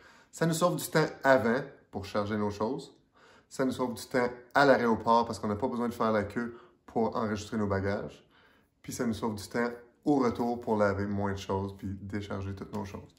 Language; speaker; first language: French; native; French